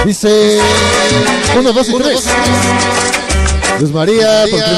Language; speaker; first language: Spanish; native; Spanish